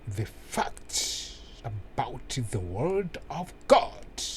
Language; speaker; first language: English; non-native, local second language; Swahili